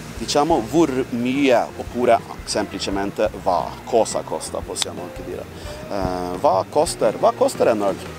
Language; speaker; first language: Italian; non-native, fluent; Norwegian